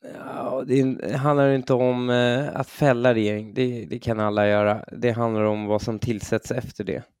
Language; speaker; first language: Swedish; early bilingual, other home language; Persian